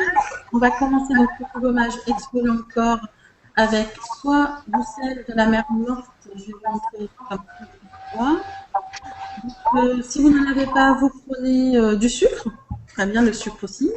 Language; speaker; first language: French; native; French